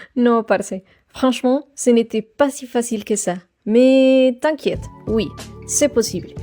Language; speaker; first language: French; non-native, fluent; Spanish